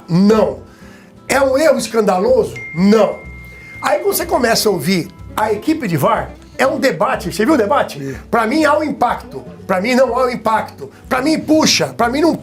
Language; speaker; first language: Portuguese; native; Portuguese